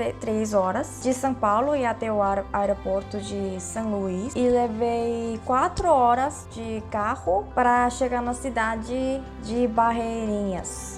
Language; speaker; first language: Portuguese; non-native, fluent; Korean